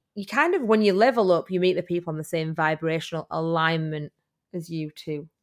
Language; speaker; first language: English; native; English